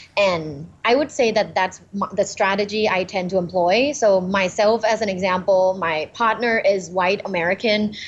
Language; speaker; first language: English; non-native, fluent; Thai